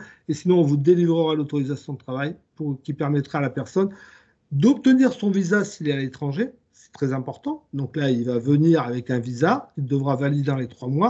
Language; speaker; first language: French; native; French